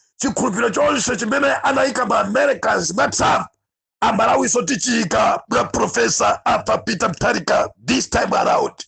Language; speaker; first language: Nyanja; native; Nyanja